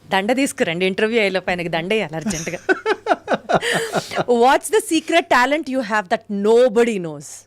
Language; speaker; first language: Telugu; native; Telugu